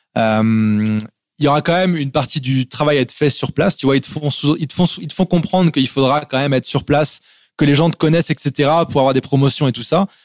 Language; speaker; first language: French; native; French